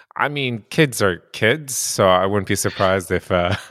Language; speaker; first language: English; early bilingual, other home language; Japanese